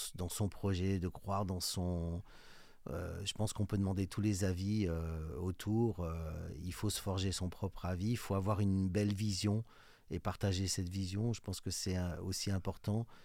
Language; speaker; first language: French; native; French